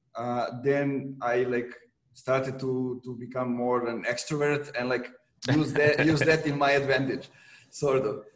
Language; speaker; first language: English; non-native, fluent; Serbian